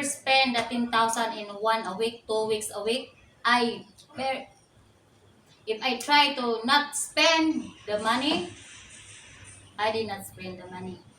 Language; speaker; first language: English; non-native, local second language; Cebuano